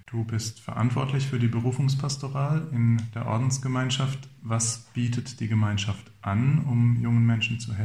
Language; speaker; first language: German; native; German